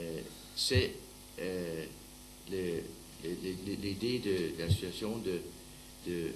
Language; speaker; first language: French; non-native, learner; Danish